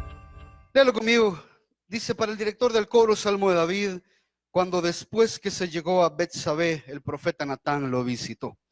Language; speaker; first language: Spanish; native; Spanish